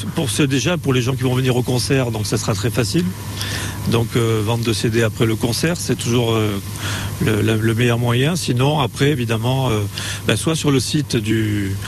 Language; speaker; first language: French; native; French